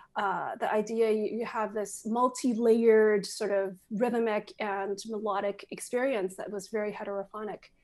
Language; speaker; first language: English; native; English